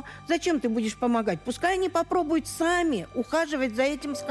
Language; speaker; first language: Russian; native; Russian